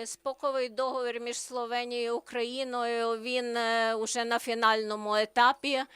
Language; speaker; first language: Ukrainian; non-native, learner; Slovenian